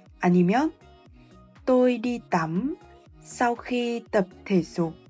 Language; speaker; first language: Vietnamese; non-native, fluent; Korean